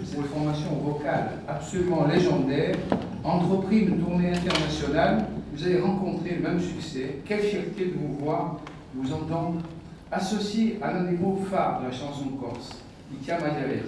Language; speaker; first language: French; native; French